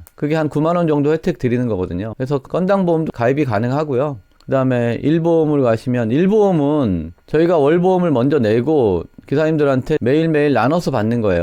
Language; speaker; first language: Korean; native; Korean